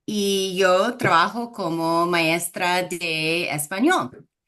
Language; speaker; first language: Spanish; non-native, fluent; English